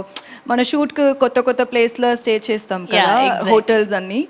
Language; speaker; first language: Telugu; non-native, local second language; Tamil